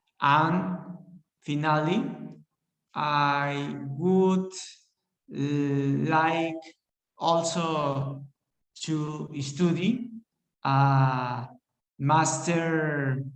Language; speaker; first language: English; non-native, learner; Spanish